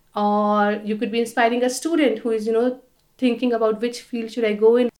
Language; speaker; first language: English; non-native, local second language; Hindi